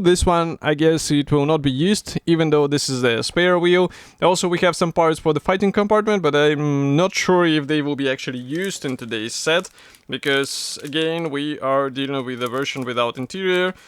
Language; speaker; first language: English; non-native, fluent; Russian